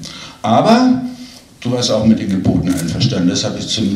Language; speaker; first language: German; native; German